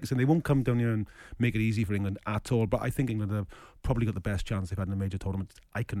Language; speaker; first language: English; native; English